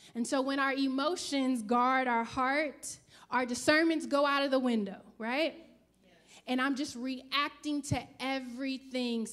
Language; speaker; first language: English; native; English